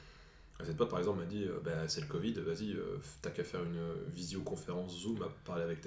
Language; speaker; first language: French; native; French